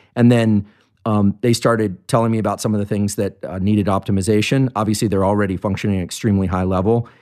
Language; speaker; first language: English; native; English